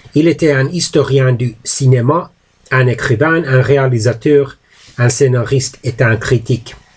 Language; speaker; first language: French; non-native, fluent; Finnish